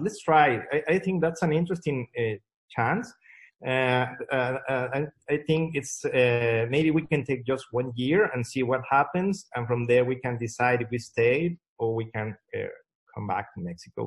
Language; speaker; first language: English; non-native, fluent; Spanish